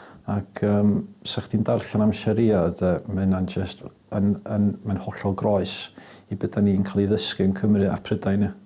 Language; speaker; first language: Welsh; native; Welsh